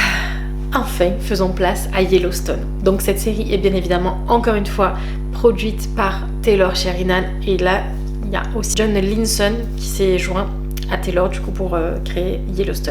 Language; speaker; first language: French; native; French